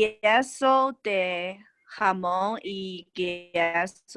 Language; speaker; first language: Spanish; non-native, learner; English